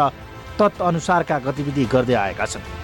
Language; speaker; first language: Nepali; native; Nepali